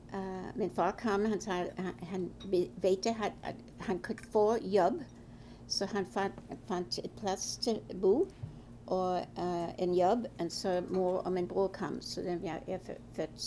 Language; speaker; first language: Norwegian; early bilingual, heritage; Norwegian